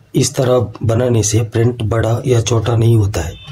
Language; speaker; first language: Hindi; non-native, local second language; Kannada